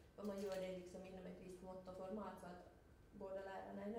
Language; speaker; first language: Swedish; native; Swedish